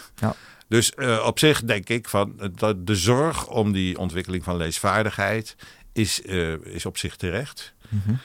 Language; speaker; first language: Dutch; non-native, local second language; Hebrew